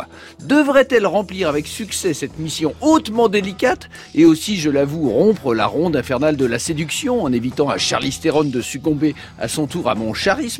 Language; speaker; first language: French; native; French